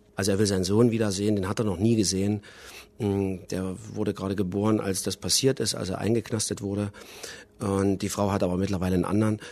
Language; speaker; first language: German; native; German